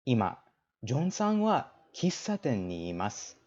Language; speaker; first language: Japanese; non-native, learner; English